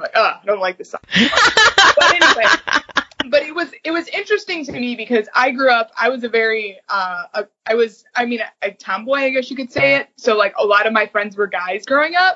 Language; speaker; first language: English; native; English